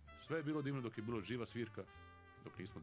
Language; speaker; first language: Serbian; native; Serbian